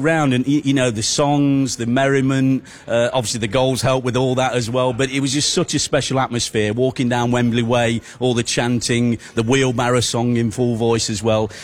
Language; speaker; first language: English; native; English